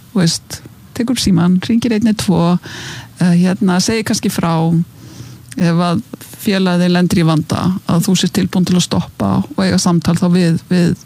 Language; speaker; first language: Icelandic; native; Icelandic